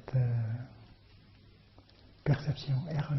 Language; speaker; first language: French; non-native, fluent; Vietnamese